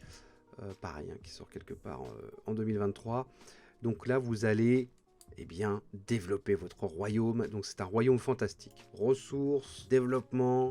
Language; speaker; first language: French; native; French